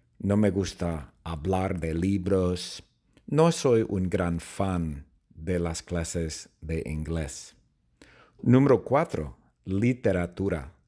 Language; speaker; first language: Spanish; non-native, fluent; English